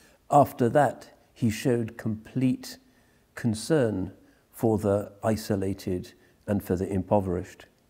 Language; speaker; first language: English; native; English